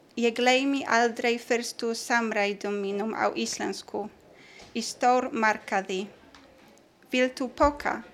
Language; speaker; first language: Icelandic; non-native, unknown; Polish